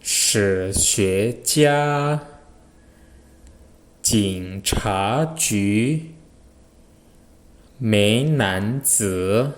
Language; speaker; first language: Chinese; non-native, fluent; Indonesian